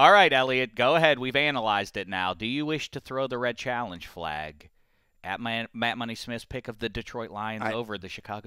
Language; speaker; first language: English; native; English